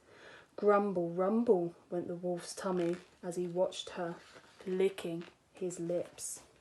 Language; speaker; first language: English; native; English